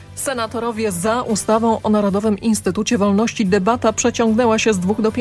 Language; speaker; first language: Polish; native; Polish